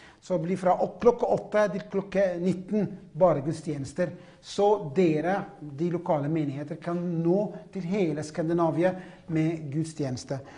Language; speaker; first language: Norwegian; non-native, fluent; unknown